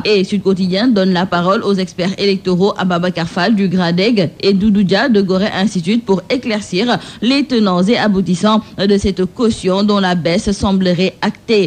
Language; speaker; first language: French; non-native, local second language; Wolof